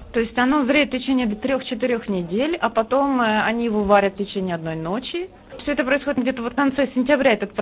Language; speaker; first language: Russian; native; Russian